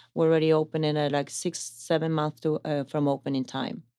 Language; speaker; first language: English; non-native, fluent; Italian